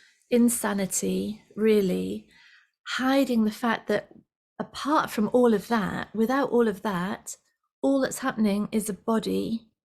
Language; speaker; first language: English; native; English